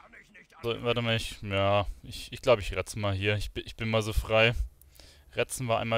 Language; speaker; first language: German; native; German